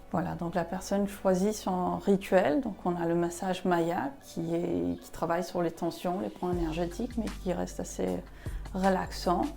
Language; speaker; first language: French; non-native, fluent; Spanish